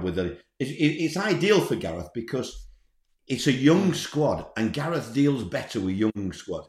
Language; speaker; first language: English; native; English